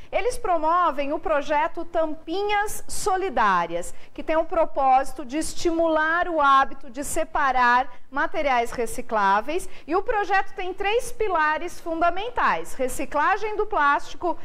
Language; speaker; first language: Portuguese; native; Portuguese